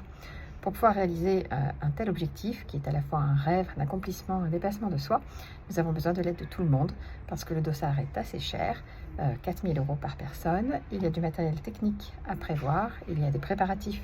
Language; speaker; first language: French; native; French